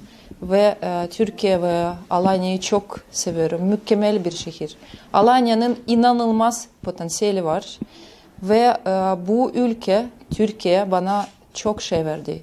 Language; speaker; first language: Turkish; non-native, fluent; Russian